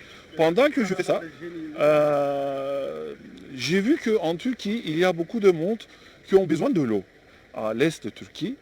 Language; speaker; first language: French; non-native, learner; Turkish